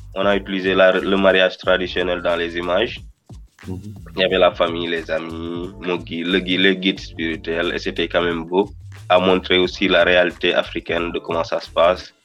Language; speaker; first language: French; non-native, local second language; Wolof